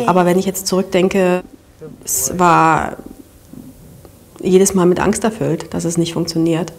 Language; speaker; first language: German; native; German